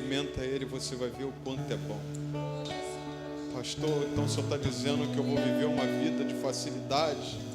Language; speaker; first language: Portuguese; native; Portuguese